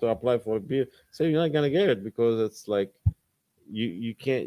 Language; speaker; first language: English; non-native, learner; Arabic